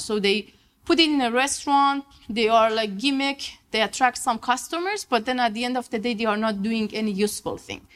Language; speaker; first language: English; non-native, fluent; Persian